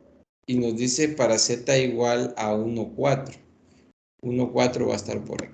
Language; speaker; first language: Spanish; native; Spanish